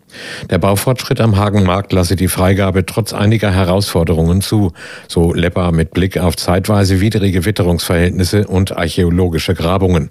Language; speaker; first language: German; native; German